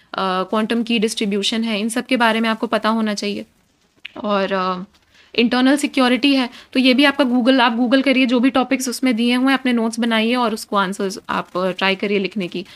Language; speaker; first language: Hindi; native; Hindi